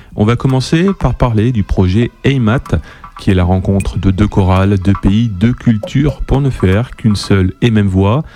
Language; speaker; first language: French; native; French